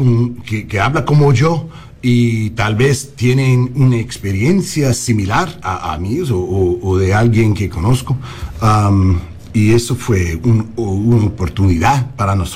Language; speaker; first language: Spanish; non-native, learner; English